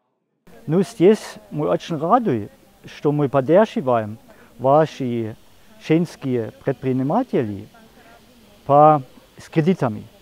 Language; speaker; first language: Russian; non-native, fluent; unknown